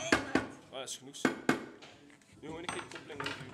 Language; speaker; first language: Dutch; native; Dutch